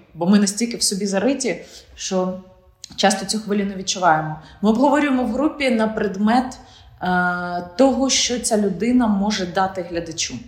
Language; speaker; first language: Ukrainian; non-native, local second language; Russian